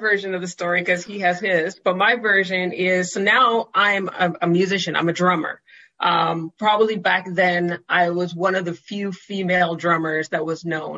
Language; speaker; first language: English; native; English